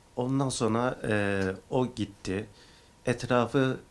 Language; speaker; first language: Turkish; native; Turkish